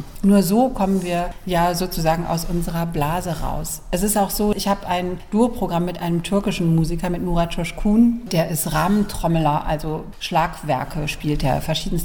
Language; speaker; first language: German; native; German